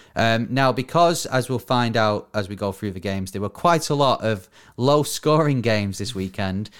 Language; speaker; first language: English; native; English